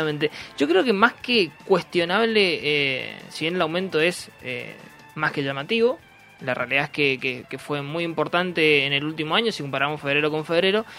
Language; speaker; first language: Spanish; native; Spanish